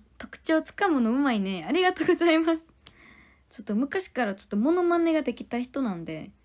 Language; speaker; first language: Japanese; non-native, fluent; Korean